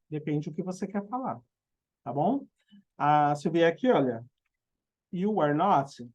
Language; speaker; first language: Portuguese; native; Portuguese